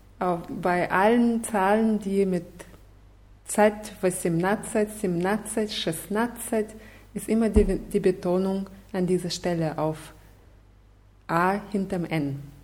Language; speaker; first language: German; non-native, fluent; Russian